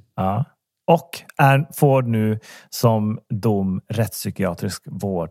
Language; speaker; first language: Swedish; native; Swedish